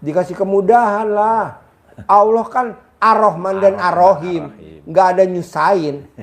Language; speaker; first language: Indonesian; native; Indonesian